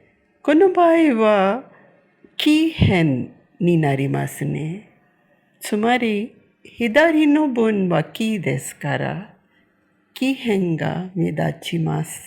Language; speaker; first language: Japanese; non-native, fluent; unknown